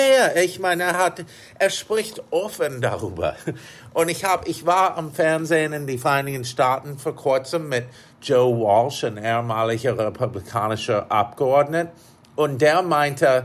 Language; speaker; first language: German; non-native, fluent; English